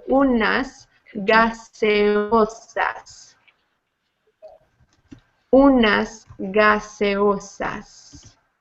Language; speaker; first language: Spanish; non-native, fluent; English